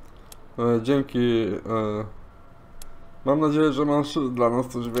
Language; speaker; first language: Polish; native; Polish